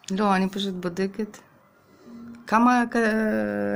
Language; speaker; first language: Hebrew; non-native, fluent; Russian